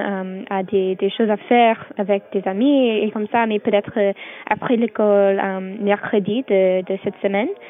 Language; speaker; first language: French; non-native, learner; English